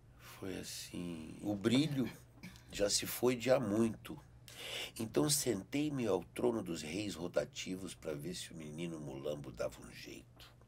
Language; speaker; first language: Portuguese; early bilingual, heritage; Portuguese